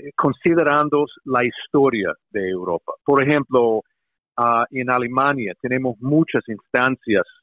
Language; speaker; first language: Spanish; non-native, fluent; English